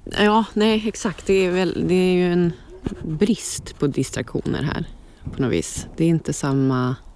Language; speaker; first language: Swedish; native; Swedish